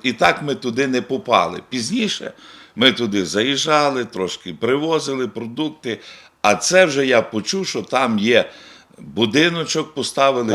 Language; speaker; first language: Ukrainian; native; Ukrainian